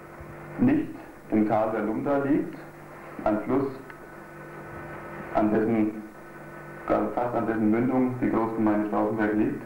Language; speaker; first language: German; native; German